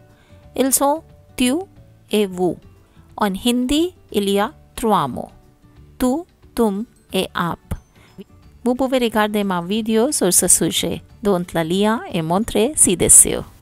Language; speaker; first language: French; non-native, learner; Hindi